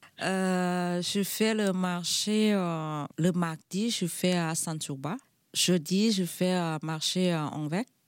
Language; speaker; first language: French; non-native, learner; Thai